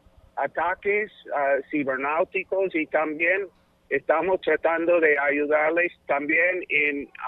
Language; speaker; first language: Spanish; non-native, fluent; English